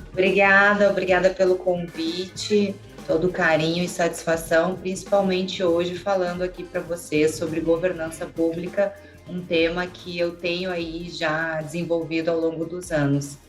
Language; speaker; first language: Portuguese; native; Portuguese